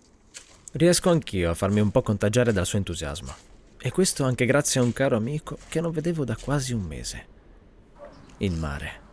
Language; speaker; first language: Italian; native; Italian